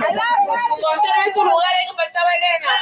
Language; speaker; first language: Spanish; non-native, learner; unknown